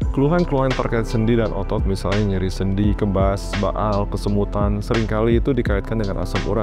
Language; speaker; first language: Indonesian; native; Indonesian